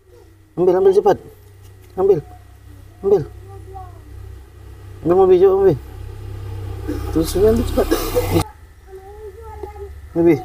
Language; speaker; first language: Indonesian; native; Indonesian